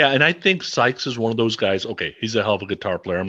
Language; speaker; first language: English; native; English